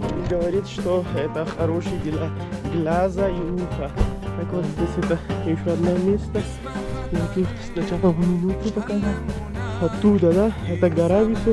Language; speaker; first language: Russian; non-native, learner; Persian